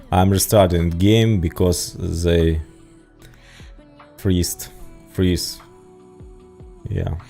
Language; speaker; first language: English; non-native, learner; Ukrainian